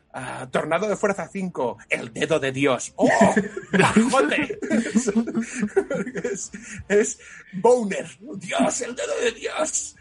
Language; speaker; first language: Spanish; non-native, local second language; Catalan